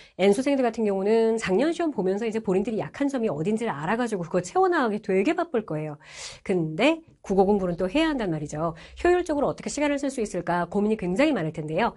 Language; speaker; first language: Korean; native; Korean